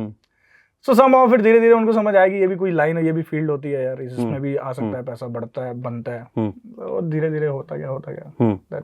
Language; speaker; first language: Hindi; native; Hindi